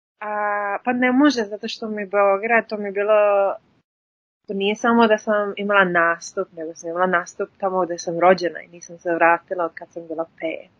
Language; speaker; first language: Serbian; early bilingual, heritage; Serbian